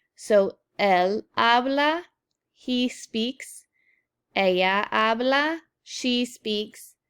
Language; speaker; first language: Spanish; non-native, fluent; English